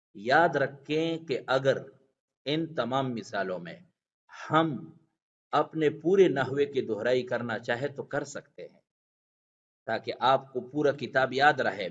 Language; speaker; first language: Urdu; non-native, local second language; Pashto